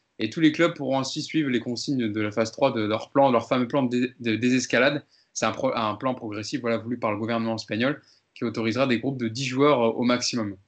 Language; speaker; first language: French; native; French